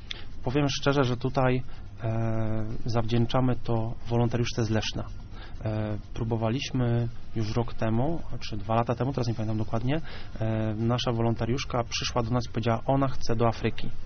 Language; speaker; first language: Polish; native; Polish